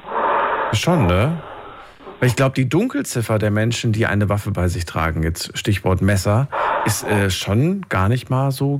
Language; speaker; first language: German; native; German